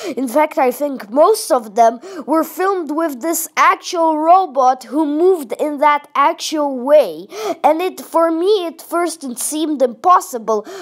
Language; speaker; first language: English; non-native, fluent; Russian